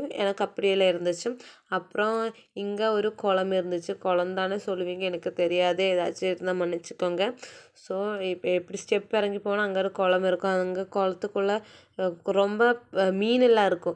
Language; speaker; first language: Tamil; non-native, local second language; Malayalam